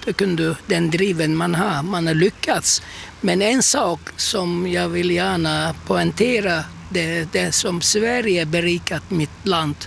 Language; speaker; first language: Swedish; non-native, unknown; Turkish